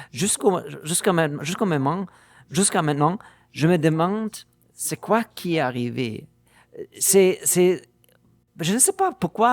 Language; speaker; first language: French; non-native, fluent; German